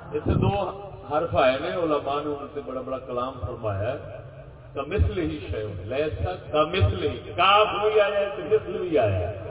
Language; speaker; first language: Urdu; non-native, local second language; Punjabi